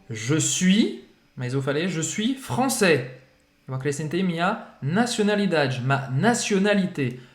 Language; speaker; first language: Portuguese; non-native, fluent; French